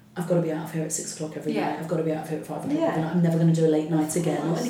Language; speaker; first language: English; early bilingual, other home language; Arabic